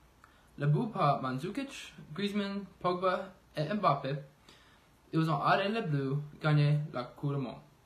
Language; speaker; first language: French; non-native, learner; English